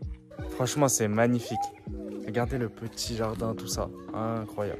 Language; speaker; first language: French; early bilingual, other home language; Turkish